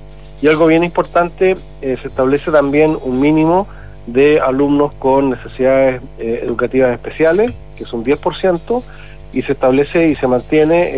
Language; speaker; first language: Spanish; native; Spanish